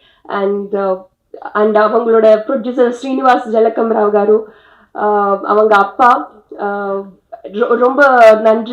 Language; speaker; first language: Tamil; non-native, learner; Telugu